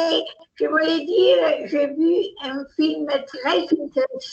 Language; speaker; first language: French; non-native, learner; Italian